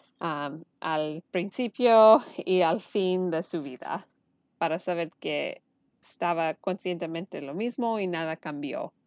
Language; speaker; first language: Spanish; early bilingual, heritage; Spanish